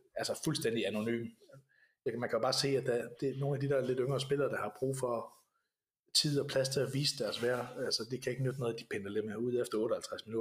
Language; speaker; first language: Danish; native; Danish